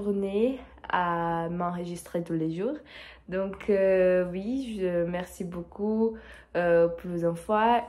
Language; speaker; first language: French; non-native, fluent; Portuguese